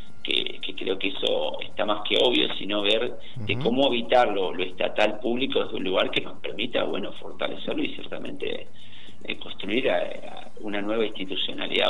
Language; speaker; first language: Spanish; native; Spanish